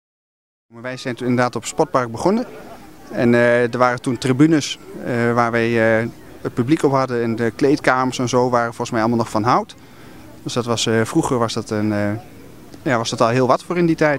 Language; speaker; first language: Dutch; native; Dutch